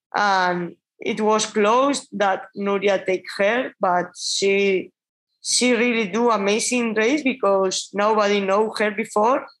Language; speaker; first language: English; non-native, learner; Spanish